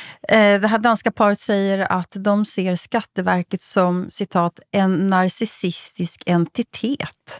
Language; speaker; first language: Swedish; native; Swedish